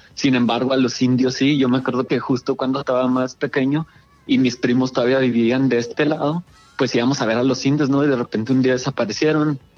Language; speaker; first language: Spanish; native; Spanish